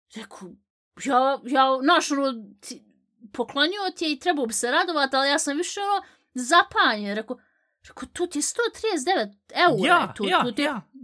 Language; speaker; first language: Bosnian; early bilingual, heritage; Bosnian